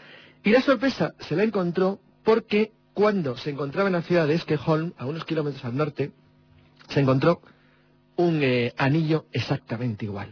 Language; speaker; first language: Spanish; native; Spanish